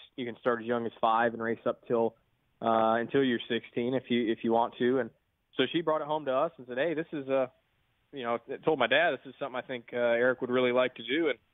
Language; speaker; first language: English; native; English